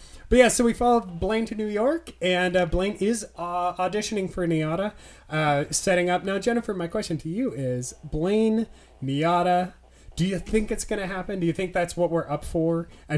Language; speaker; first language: English; native; English